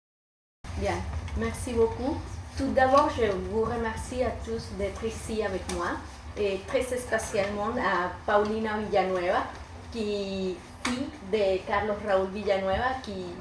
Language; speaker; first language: French; non-native, fluent; Spanish